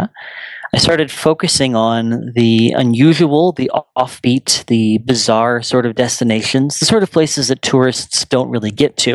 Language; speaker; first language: English; native; English